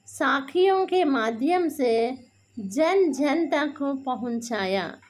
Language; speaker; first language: Hindi; non-native, local second language; Telugu